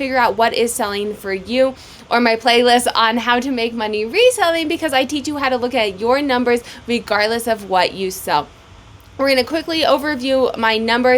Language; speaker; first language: English; native; English